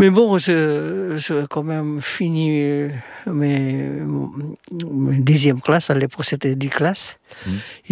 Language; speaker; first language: French; non-native, fluent; Indonesian